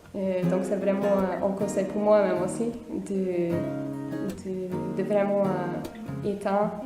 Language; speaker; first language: French; non-native, fluent; Hungarian